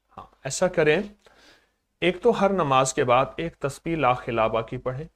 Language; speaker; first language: Urdu; native; Urdu